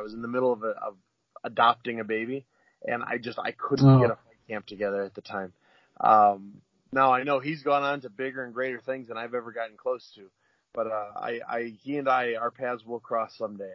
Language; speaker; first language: English; native; English